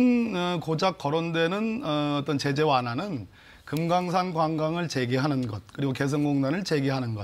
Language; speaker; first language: Korean; native; Korean